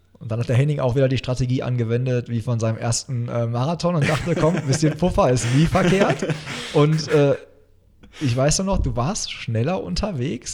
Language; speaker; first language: German; native; German